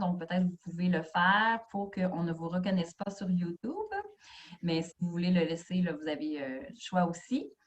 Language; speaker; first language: French; native; French